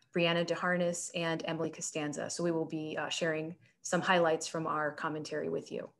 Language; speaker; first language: English; native; English